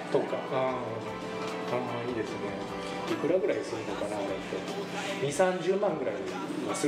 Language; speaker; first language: Japanese; native; Japanese